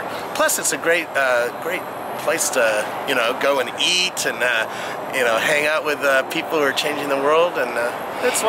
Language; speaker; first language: English; native; English